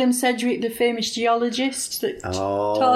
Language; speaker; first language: English; native; English